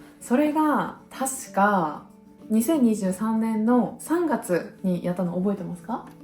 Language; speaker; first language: Japanese; native; Japanese